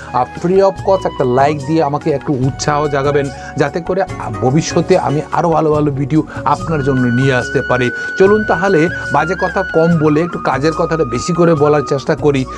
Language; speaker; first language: Bangla; non-native, local second language; Kok Borok